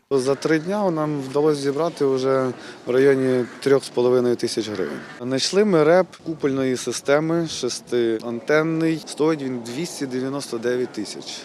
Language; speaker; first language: Ukrainian; native; Ukrainian